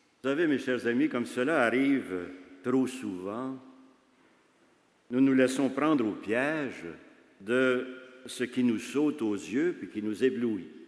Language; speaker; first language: French; native; French